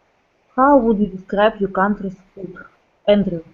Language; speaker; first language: English; non-native, learner; Russian